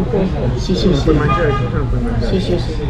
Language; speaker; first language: Italian; non-native, fluent; Filipino